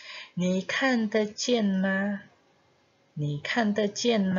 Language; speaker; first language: Chinese; non-native, fluent; Indonesian